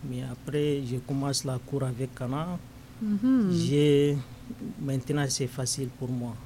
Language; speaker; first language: French; non-native, learner; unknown